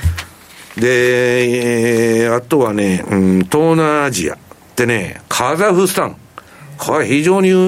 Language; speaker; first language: Japanese; native; Japanese